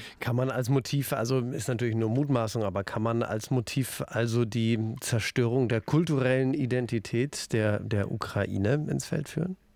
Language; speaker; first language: German; native; German